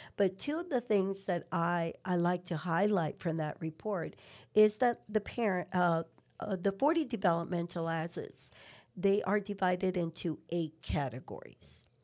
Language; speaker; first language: English; non-native, fluent; Spanish